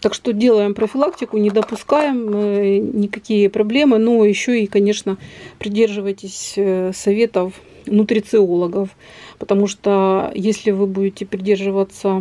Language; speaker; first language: Russian; native; Russian